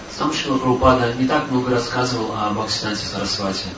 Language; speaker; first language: Russian; native; Russian